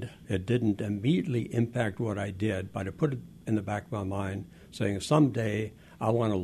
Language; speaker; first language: English; early bilingual, other home language; Western Frisian